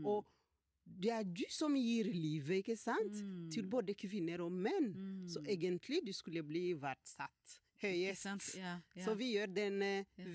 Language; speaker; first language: Norwegian; non-native, fluent; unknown